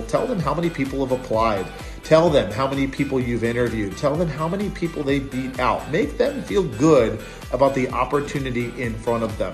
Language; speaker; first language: English; native; English